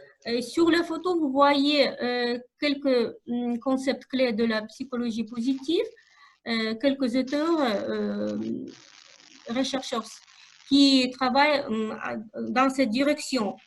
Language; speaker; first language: French; non-native, fluent; Russian